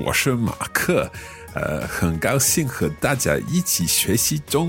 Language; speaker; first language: Chinese; non-native, learner; English